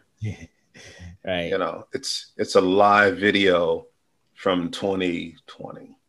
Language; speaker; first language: English; native; English